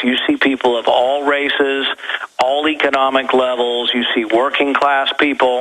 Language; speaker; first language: English; native; English